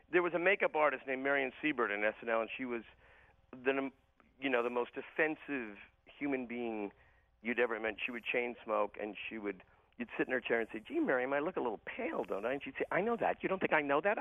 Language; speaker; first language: English; native; English